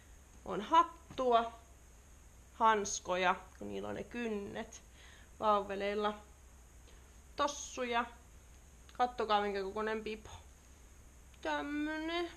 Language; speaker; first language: Finnish; native; Finnish